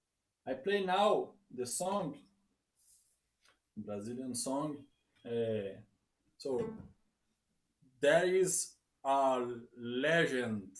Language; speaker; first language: English; non-native, learner; Portuguese